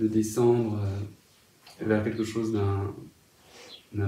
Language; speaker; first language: French; native; French